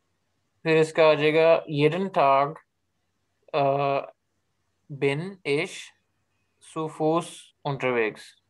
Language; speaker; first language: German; non-native, learner; Urdu